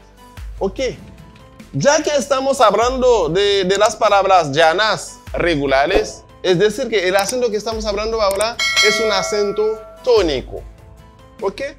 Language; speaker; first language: Spanish; non-native, fluent; Haitian Creole